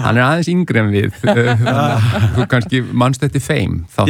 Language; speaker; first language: Icelandic; native; Icelandic